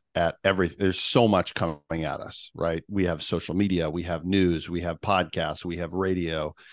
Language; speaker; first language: English; native; English